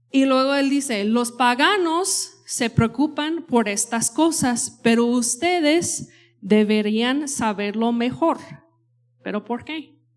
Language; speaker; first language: Spanish; non-native, fluent; English